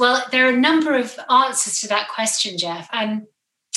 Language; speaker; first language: English; native; English